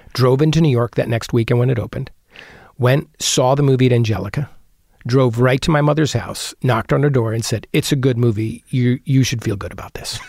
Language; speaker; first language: English; native; English